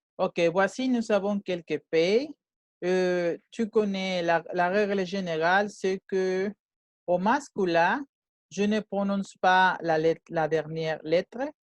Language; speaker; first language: French; non-native, fluent; Spanish